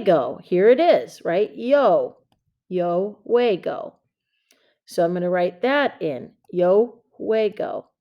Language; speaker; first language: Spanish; non-native, fluent; English